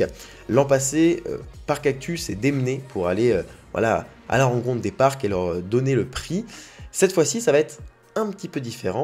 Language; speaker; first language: French; native; French